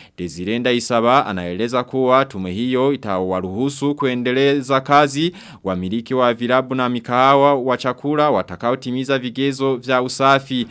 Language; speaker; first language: Swahili; non-native, local second language; Rundi